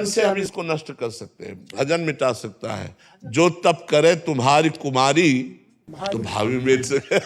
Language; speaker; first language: Hindi; native; Hindi